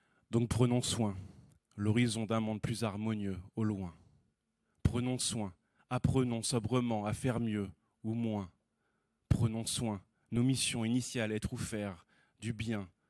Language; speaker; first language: French; native; French